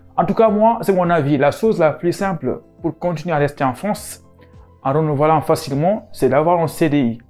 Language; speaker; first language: French; non-native, local second language; Wolof